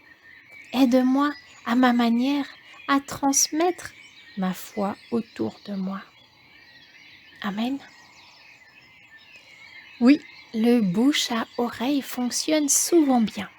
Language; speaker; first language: French; native; French